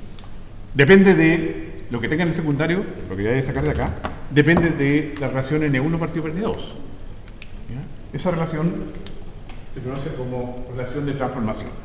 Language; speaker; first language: Spanish; native; Spanish